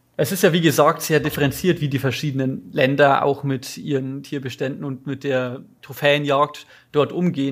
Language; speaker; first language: German; native; German